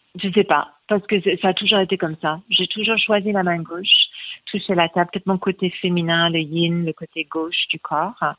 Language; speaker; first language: French; non-native, fluent; English